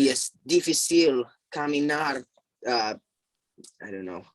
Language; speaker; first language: Spanish; non-native, fluent; English